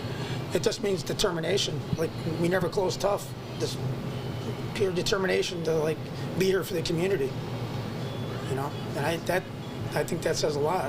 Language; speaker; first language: English; native; English